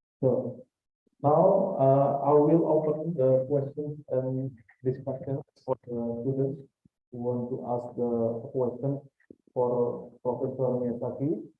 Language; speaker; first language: English; non-native, fluent; Indonesian